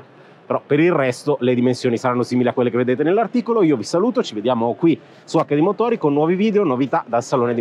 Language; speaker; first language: Italian; native; Italian